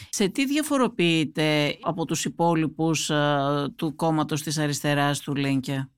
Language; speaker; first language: Greek; native; Greek